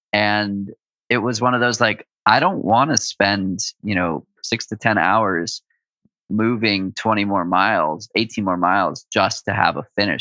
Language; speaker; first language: English; native; English